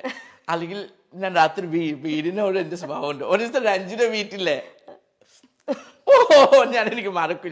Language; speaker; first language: Malayalam; non-native, fluent; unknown